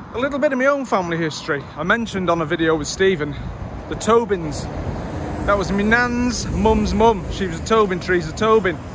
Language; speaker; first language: English; native; English